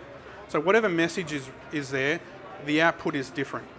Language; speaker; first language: English; native; English